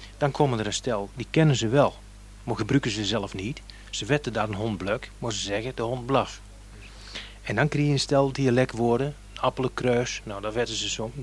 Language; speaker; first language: Dutch; native; Dutch